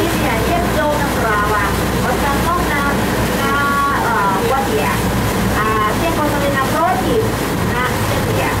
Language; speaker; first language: Russian; non-native, learner; Thai